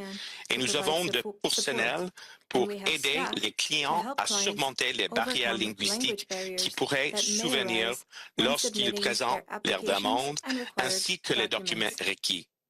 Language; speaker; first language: French; non-native, local second language; English